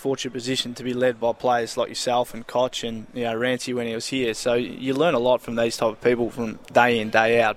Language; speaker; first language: English; native; English